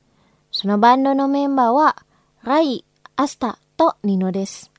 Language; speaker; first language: Japanese; non-native, fluent; Indonesian